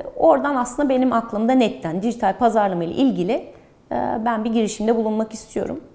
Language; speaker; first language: Turkish; early bilingual, heritage; Turkish